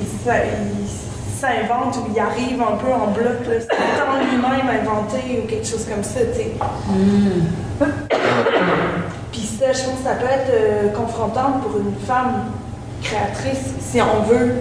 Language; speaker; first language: French; native; French